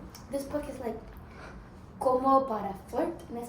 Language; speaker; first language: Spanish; non-native, learner; English